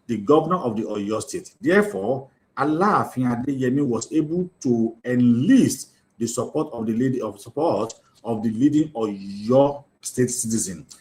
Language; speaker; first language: English; non-native, local second language; Yoruba